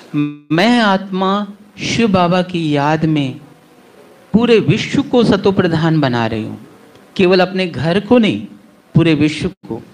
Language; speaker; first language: Hindi; native; Hindi